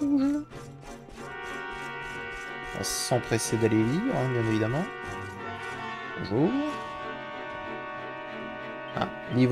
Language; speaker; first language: French; native; French